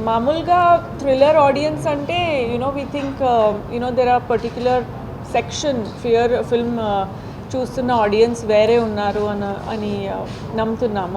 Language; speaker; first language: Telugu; non-native, fluent; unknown